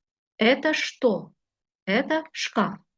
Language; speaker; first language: Russian; non-native, fluent; Uzbek